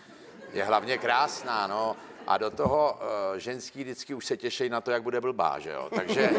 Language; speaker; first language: Czech; native; Czech